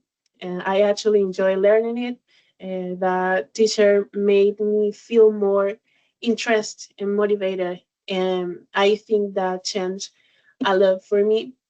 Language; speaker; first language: English; non-native, learner; Spanish